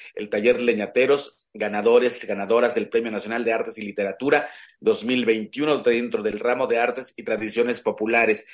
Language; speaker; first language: Spanish; non-native, local second language; Nahuatl languages